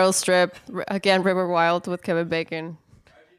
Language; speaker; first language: English; non-native, fluent; Spanish